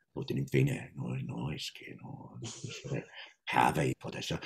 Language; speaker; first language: Catalan; non-native, fluent; English